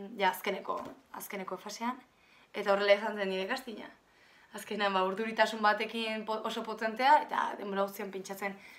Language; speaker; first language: Basque; native; Basque